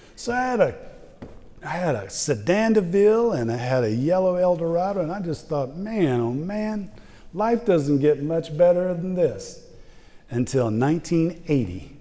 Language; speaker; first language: English; native; English